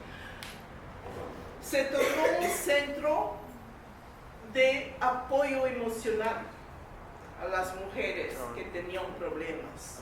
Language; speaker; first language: Spanish; non-native, fluent; English